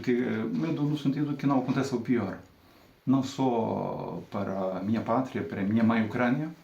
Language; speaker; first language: Portuguese; non-native, fluent; Ukrainian